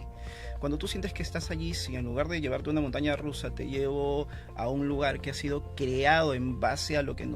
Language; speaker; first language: Spanish; native; Spanish